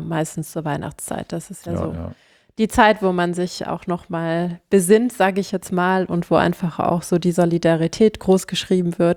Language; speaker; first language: German; native; German